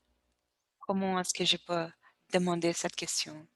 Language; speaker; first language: French; non-native, learner; Portuguese